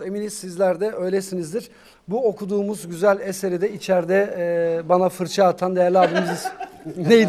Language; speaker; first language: Turkish; native; Turkish